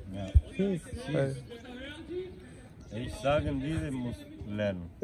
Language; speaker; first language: German; non-native, learner; Turkish